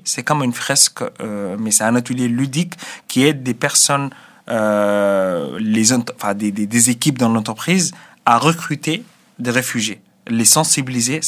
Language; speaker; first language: French; non-native, fluent; Arabic